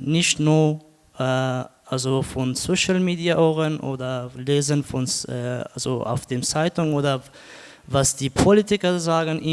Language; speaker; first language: German; non-native, learner; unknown